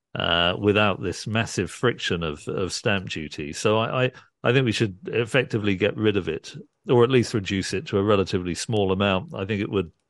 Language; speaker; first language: English; early bilingual, other home language; Urdu